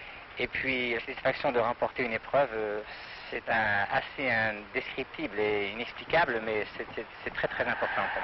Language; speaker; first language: French; native; French